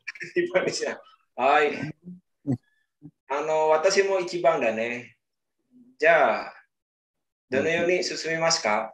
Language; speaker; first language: Japanese; non-native, learner; Indonesian